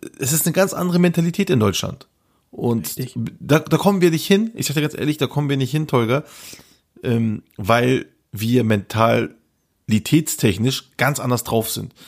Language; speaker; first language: German; early bilingual, other home language; Turkish